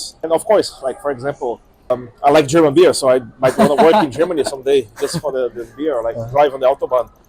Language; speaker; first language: English; non-native, fluent; Portuguese